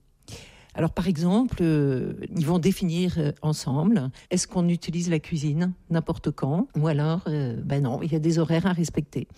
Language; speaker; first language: French; native; French